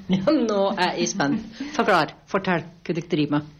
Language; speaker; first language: Norwegian; native; Norwegian